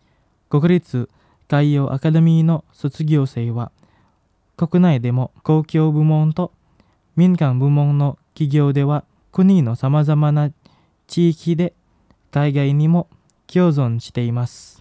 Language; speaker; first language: Japanese; non-native, fluent; Indonesian